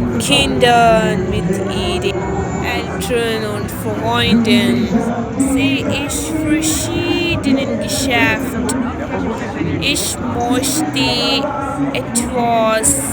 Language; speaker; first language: German; non-native, learner; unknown